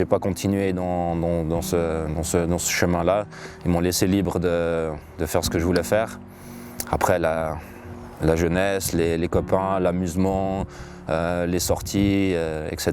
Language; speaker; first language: French; native; French